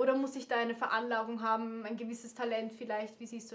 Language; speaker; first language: German; native; German